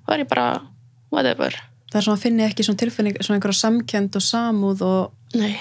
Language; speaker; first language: Icelandic; non-native, fluent; Polish